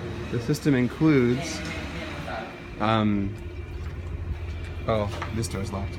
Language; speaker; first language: English; native; English